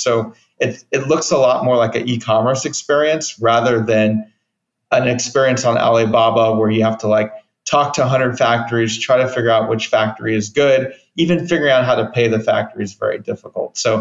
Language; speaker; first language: English; native; English